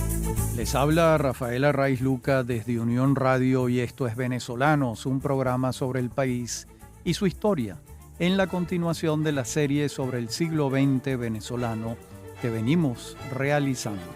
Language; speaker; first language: Spanish; native; Spanish